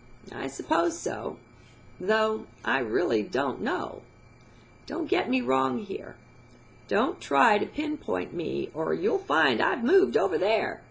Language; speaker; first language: English; native; English